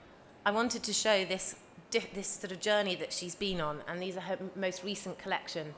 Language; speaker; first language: English; native; English